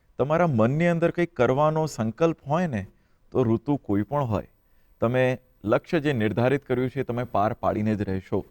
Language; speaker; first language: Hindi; non-native, local second language; Gujarati